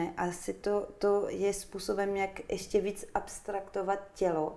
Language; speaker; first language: Czech; non-native, fluent; French